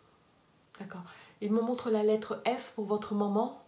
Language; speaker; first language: French; native; French